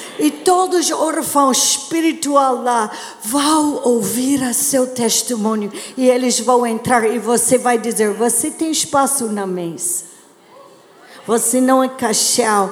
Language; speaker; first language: Portuguese; non-native, learner; English